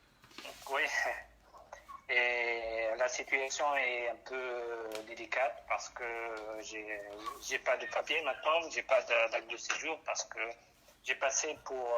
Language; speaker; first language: French; non-native, local second language; Arabic